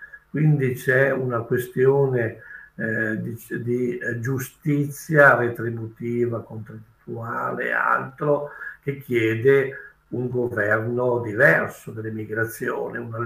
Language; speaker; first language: Italian; native; Italian